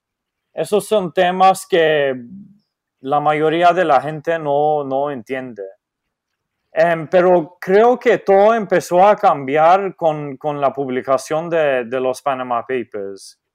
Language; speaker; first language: Spanish; non-native, fluent; Maltese